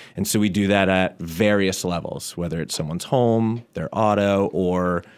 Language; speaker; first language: English; native; English